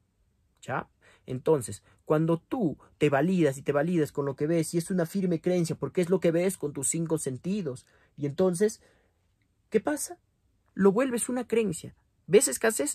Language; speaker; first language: Spanish; native; Spanish